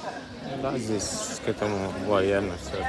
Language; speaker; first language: Russian; native; Russian